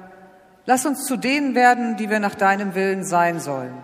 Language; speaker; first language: German; native; German